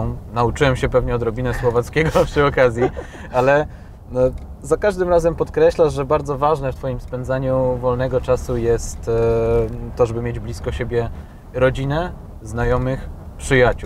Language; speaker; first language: Polish; native; Polish